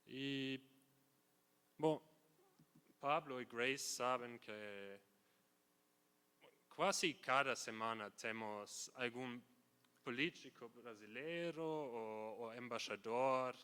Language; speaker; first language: Portuguese; non-native, fluent; German